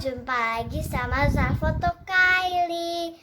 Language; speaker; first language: Indonesian; native; Indonesian